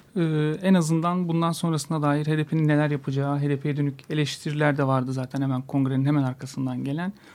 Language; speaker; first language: Turkish; native; Turkish